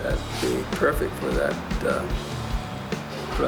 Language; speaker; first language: English; native; English